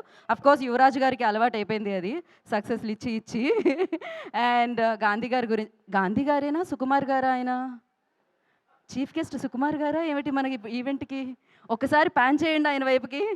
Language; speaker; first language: Telugu; native; Telugu